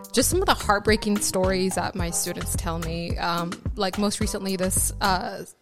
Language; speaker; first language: English; early bilingual, other home language; Spanish